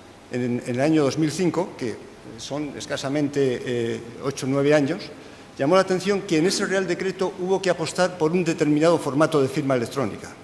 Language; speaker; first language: Spanish; native; Spanish